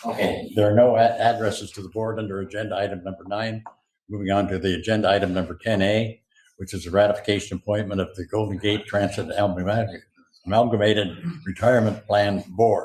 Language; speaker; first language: English; native; English